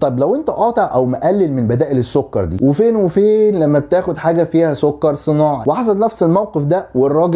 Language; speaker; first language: Arabic; native; Arabic